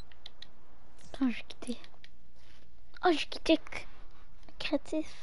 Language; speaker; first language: French; native; French